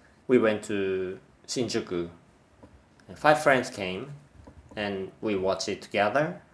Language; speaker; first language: English; non-native, fluent; Japanese